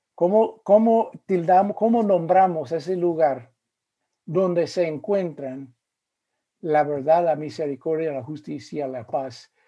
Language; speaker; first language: Spanish; non-native, fluent; English